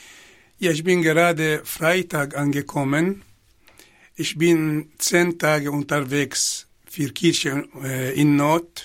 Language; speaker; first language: German; non-native, fluent; Arabic